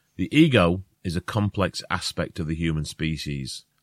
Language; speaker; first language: English; native; English